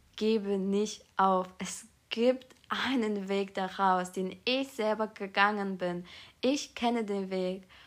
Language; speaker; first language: German; early bilingual, other home language; Polish